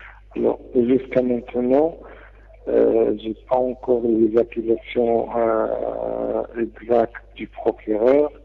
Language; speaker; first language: French; non-native, local second language; Arabic